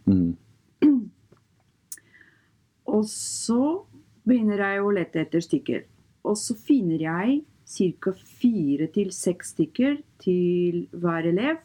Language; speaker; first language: Norwegian; non-native, fluent; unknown